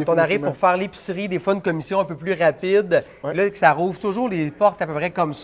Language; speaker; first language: French; native; French